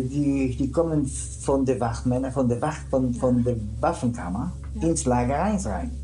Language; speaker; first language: German; non-native, learner; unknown